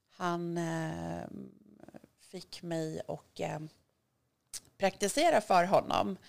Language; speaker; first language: Swedish; early bilingual, other home language; Kurdish